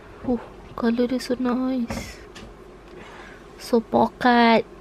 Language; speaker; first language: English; non-native, local second language; Malay